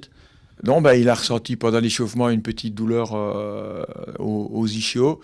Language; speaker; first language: French; native; French